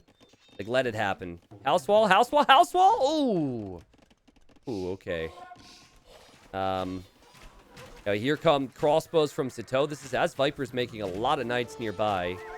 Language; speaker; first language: English; native; English